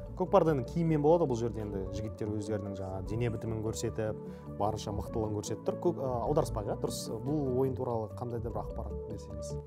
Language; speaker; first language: Kazakh; native; Kazakh